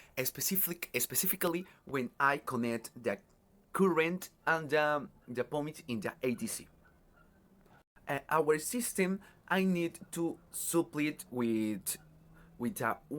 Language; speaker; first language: English; non-native, learner; Spanish